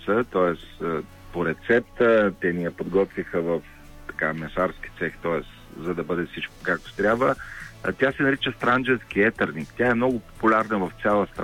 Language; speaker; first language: Bulgarian; native; Bulgarian